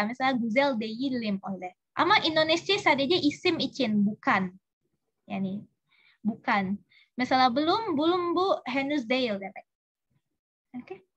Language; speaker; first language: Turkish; non-native, learner; Indonesian